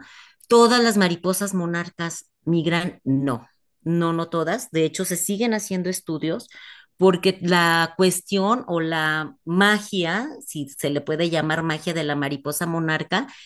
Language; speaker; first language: Spanish; native; Spanish